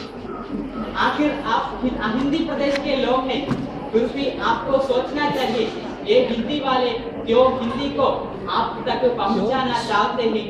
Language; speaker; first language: Hindi; non-native, local second language; Malayalam